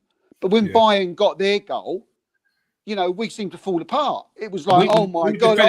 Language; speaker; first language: English; native; English